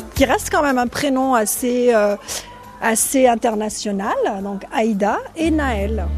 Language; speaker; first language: French; non-native, local second language; Arabic